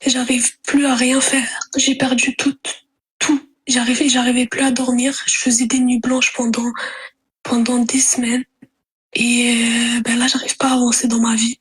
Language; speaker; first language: French; early bilingual, other home language; Arabic